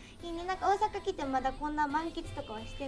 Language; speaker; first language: Japanese; native; Japanese